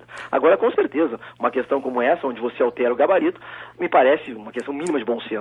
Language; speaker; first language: Portuguese; native; Portuguese